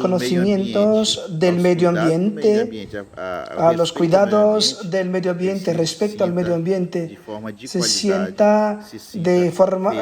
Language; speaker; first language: Spanish; non-native, fluent; Portuguese